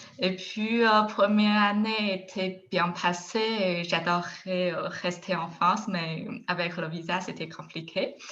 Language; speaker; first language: French; non-native, fluent; Chinese